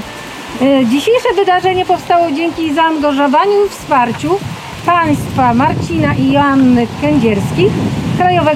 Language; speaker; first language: Polish; native; Polish